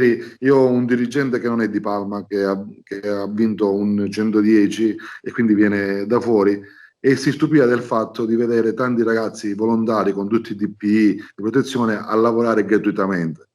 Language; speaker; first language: Italian; native; Italian